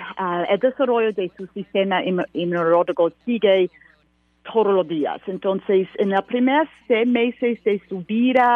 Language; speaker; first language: Spanish; non-native, learner; English